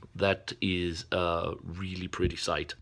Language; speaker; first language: English; non-native, fluent; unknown